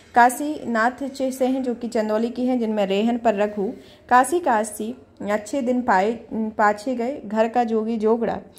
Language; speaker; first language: Hindi; native; Hindi